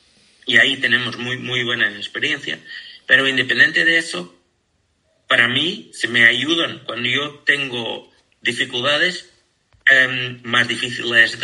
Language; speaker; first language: Spanish; non-native, fluent; Portuguese